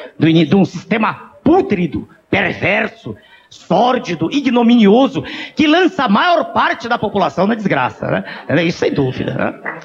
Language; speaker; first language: Portuguese; native; Portuguese